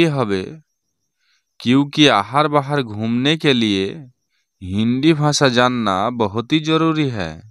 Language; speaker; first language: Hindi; non-native, learner; Bangla